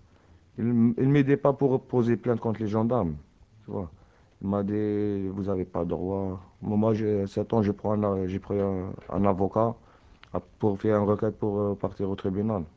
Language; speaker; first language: French; non-native, learner; Arabic